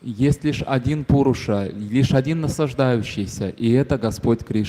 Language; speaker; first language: Russian; native; Russian